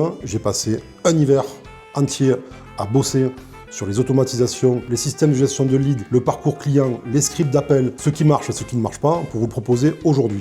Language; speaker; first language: French; native; French